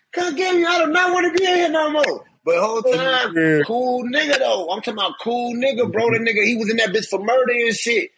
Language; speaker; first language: English; native; English